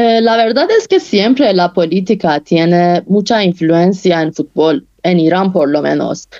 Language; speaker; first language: Spanish; non-native, fluent; Persian